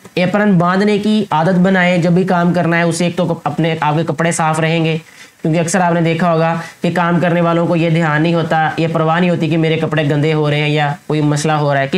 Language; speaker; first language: Urdu; non-native, local second language; Punjabi